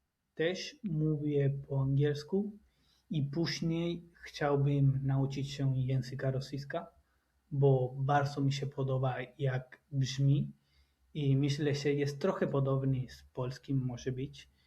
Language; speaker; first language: Polish; non-native, learner; Spanish